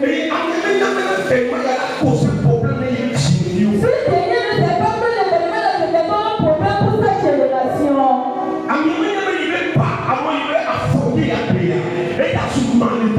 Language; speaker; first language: French; native; French